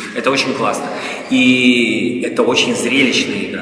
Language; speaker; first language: Russian; native; Russian